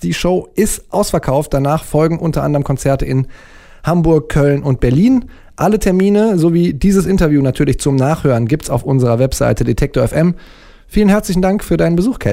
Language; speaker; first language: German; native; German